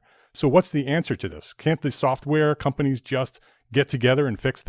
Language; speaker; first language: English; native; English